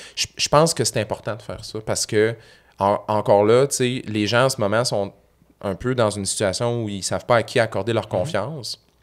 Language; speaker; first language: French; native; French